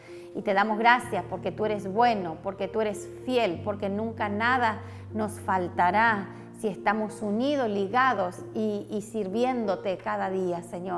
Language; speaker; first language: Spanish; native; Spanish